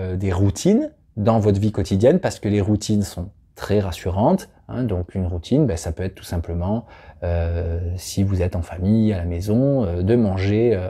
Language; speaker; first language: French; native; French